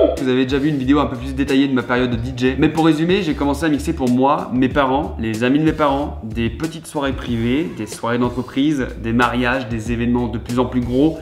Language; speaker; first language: French; native; French